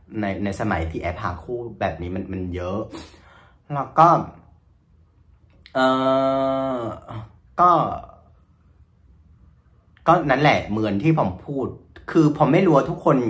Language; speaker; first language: Thai; non-native, fluent; Vietnamese